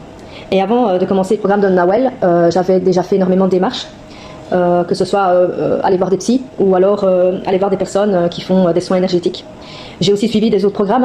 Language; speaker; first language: French; native; French